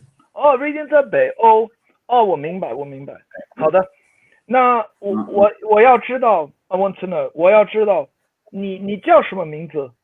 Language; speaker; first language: Chinese; non-native, fluent; Swedish